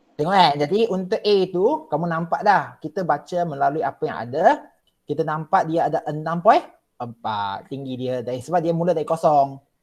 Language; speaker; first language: Malay; non-native, local second language; Chinese